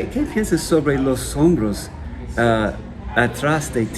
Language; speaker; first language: Spanish; non-native, learner; English